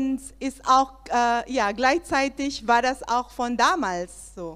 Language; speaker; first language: German; non-native, learner; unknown